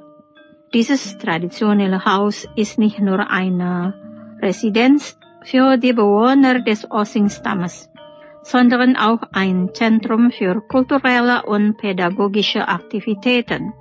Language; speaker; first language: German; non-native, fluent; Indonesian